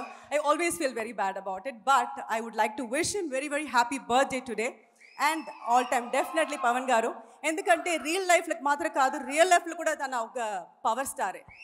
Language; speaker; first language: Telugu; non-native, fluent; Tamil